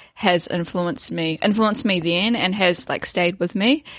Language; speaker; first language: English; native; English